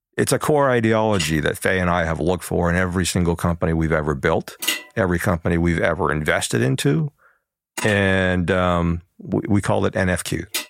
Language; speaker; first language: English; early bilingual, other home language; Chinese